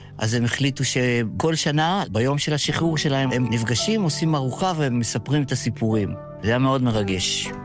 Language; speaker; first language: Hebrew; early bilingual, other home language; Yiddish